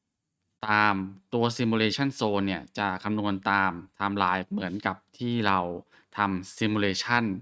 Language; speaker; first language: Thai; native; Thai